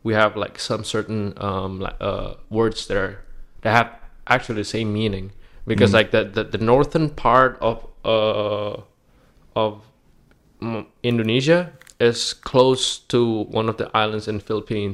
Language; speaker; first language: English; non-native, fluent; Indonesian